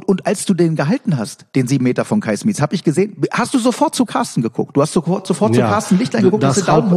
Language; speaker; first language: German; native; German